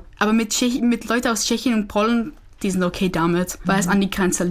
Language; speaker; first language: German; non-native, fluent; Czech